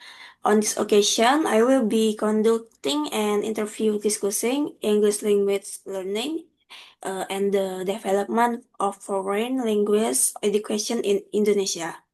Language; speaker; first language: English; non-native, learner; Indonesian